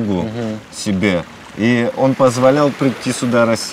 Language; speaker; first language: Russian; non-native, local second language; Abkhazian